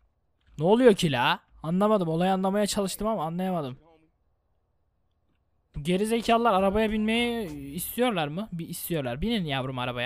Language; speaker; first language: Turkish; native; Turkish